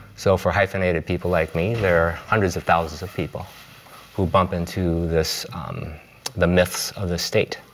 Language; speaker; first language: English; native; English